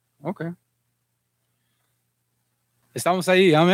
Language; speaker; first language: Spanish; early bilingual, heritage; Spanish